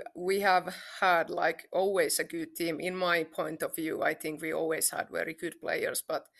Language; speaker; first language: English; non-native, fluent; Finnish